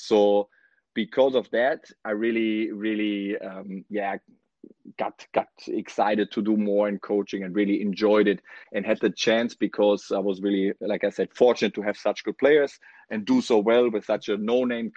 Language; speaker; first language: English; non-native, fluent; German